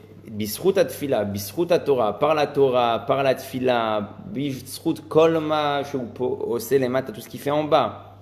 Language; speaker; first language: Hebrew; non-native, fluent; French